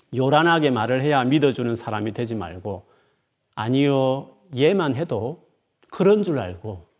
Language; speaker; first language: Korean; native; Korean